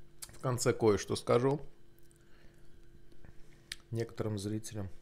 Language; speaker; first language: Russian; non-native, local second language; Azerbaijani